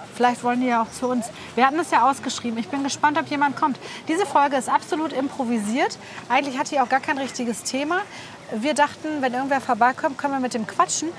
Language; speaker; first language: German; native; German